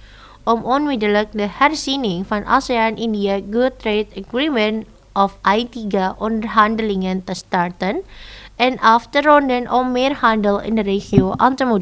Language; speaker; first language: Dutch; non-native, fluent; Indonesian